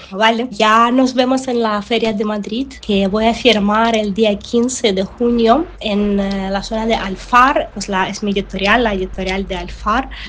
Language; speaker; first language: Spanish; non-native, fluent; Russian